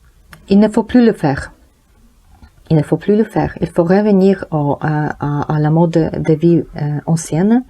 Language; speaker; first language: French; non-native, learner; Polish